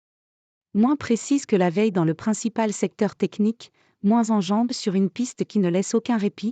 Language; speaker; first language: French; native; French